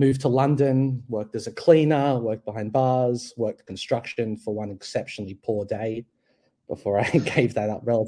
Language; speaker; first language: English; native; English